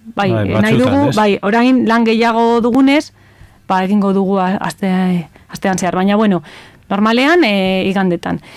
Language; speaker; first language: Basque; non-native, local second language; Spanish